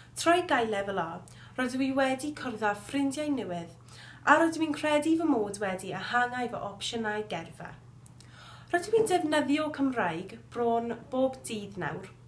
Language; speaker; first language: Welsh; non-native, local second language; English